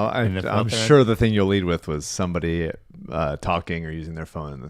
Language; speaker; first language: English; native; English